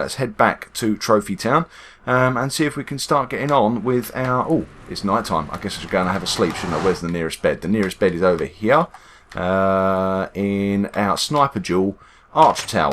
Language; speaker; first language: English; native; English